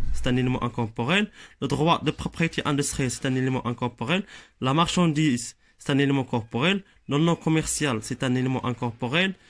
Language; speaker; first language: French; non-native, local second language; Arabic